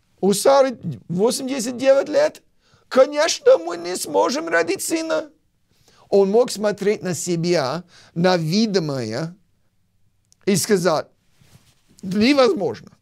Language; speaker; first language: Russian; non-native, fluent; English